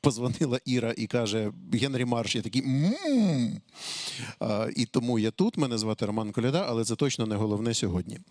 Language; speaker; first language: Ukrainian; native; Ukrainian